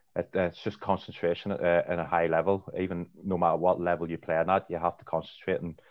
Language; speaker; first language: English; native; English